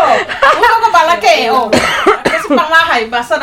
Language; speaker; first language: Filipino; non-native, learner; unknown